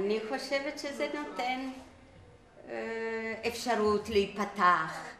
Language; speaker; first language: Hebrew; non-native, fluent; Greek